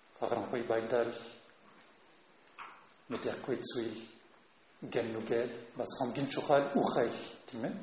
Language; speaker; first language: Mongolian; non-native, fluent; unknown